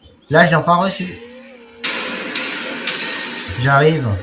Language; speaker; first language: French; native; French